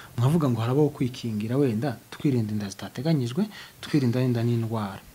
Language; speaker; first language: Kinyarwanda; native; Kinyarwanda